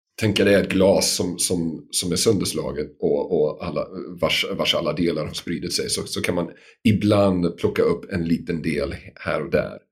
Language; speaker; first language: Swedish; non-native, fluent; English